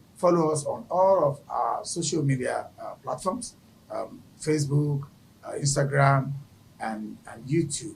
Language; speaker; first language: English; non-native, local second language; Yoruba